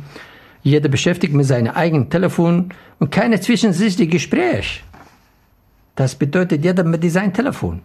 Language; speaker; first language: German; non-native, learner; Arabic